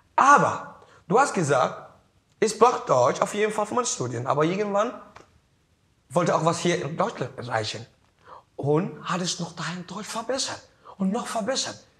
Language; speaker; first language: German; non-native, learner; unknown